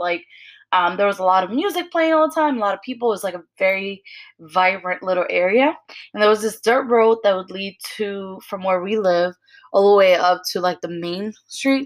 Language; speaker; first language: English; early bilingual, other home language; Spanish